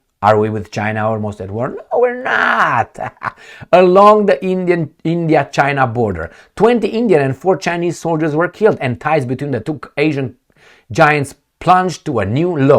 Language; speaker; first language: English; non-native, fluent; Romanian